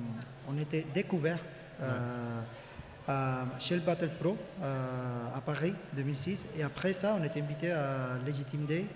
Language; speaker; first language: French; non-native, fluent; Spanish